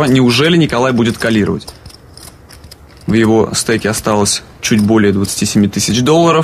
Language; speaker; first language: Russian; native; Russian